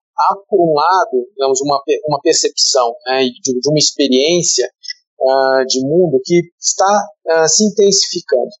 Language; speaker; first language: Portuguese; native; Portuguese